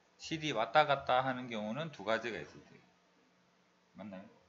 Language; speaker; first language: Korean; native; Korean